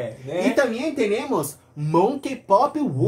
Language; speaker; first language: Spanish; non-native, learner; Portuguese